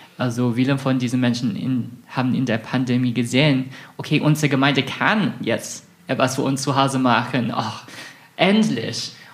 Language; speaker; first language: German; non-native, fluent; English